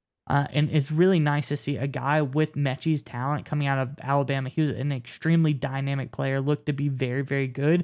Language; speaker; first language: English; native; English